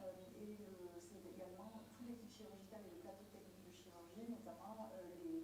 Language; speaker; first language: French; native; French